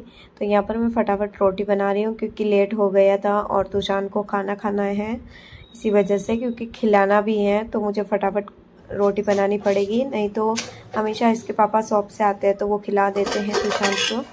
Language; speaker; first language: Hindi; native; Hindi